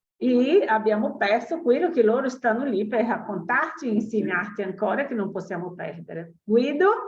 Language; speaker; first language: Italian; non-native, fluent; Portuguese